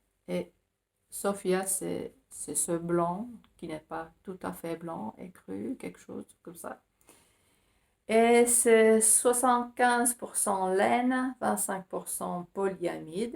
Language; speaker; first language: French; non-native, fluent; Finnish